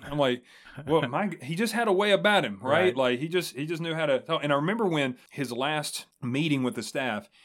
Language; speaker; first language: English; native; English